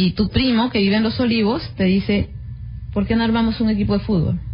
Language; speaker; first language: Spanish; native; Spanish